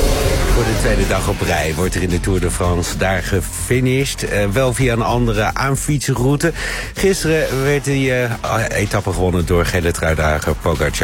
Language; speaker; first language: Dutch; native; Dutch